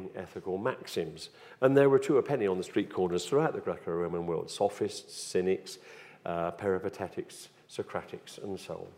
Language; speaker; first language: English; native; English